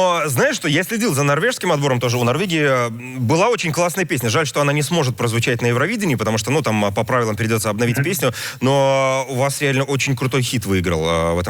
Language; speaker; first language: Russian; native; Russian